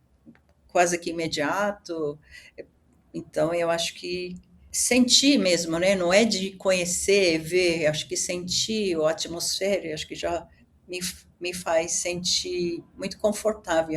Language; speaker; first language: Portuguese; early bilingual, other home language; Japanese